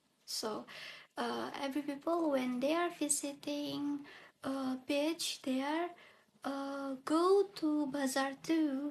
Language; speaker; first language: English; non-native, learner; Indonesian